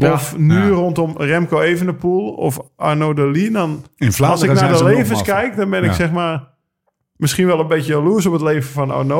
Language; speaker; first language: Dutch; native; Dutch